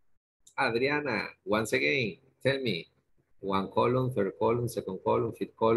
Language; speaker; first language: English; non-native, fluent; Spanish